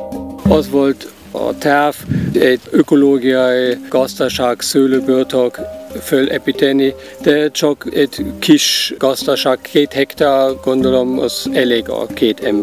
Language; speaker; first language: Hungarian; non-native, learner; German